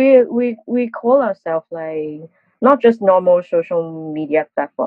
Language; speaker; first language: English; non-native, local second language; Cantonese